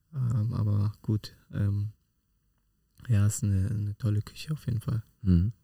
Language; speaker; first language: German; native; German